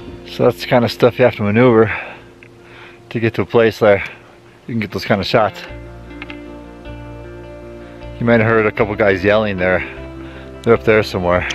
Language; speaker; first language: English; native; English